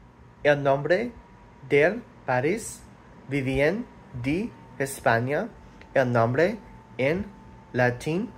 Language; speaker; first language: Spanish; non-native, learner; English